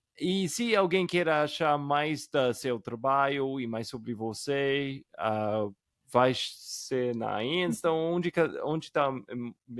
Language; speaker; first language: Portuguese; non-native, fluent; English